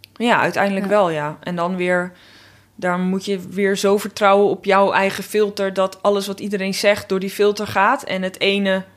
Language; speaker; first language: Dutch; native; Dutch